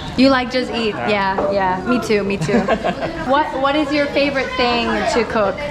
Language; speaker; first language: English; non-native, fluent; Japanese